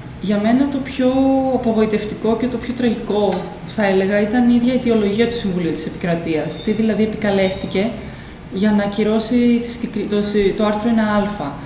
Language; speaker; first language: Greek; early bilingual, other home language; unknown